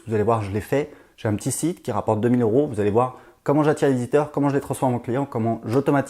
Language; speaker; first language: French; native; French